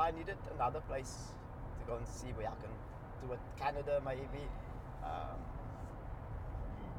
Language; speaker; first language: English; non-native, local second language; Afrikaans